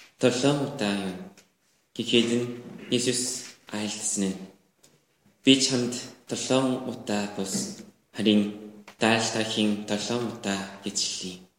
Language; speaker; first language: Mongolian; non-native, learner; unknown